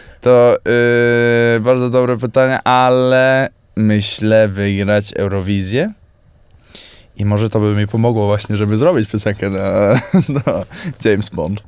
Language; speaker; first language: Polish; early bilingual, heritage; Polish